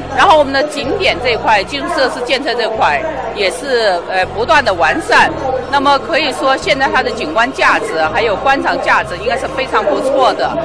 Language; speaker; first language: Chinese; native; Chinese